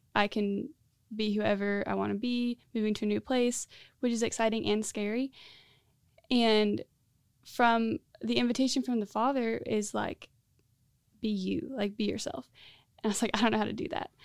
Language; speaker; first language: English; native; English